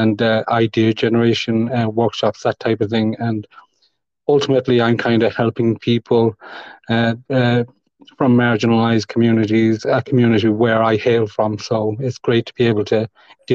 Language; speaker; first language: English; native; English